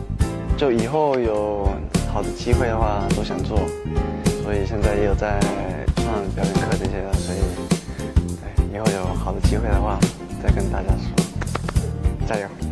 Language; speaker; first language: Chinese; early bilingual, heritage; English